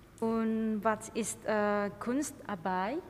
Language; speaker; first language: German; non-native, learner; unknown